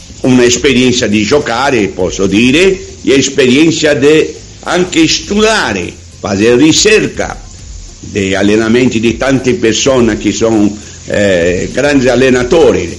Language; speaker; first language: Italian; non-native, learner; Portuguese